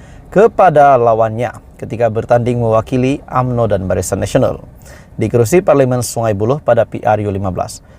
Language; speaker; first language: Malay; native; Malay